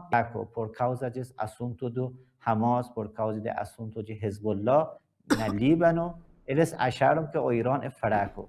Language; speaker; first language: Portuguese; non-native, learner; Persian